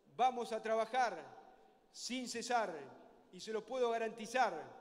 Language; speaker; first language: Spanish; native; Spanish